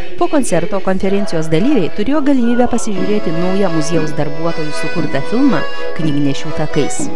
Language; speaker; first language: Lithuanian; native; Lithuanian